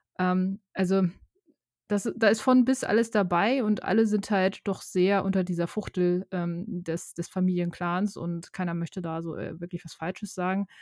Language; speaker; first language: German; native; German